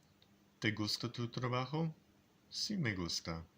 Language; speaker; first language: Spanish; non-native, learner; English